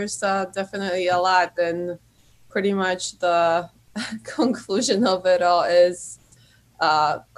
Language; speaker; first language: English; non-native, fluent; Polish